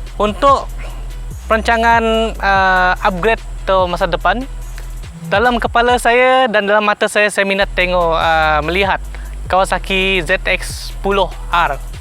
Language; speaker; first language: Malay; non-native, local second language; Iban